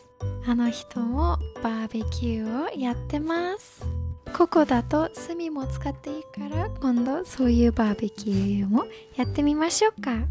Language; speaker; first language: Japanese; non-native, fluent; English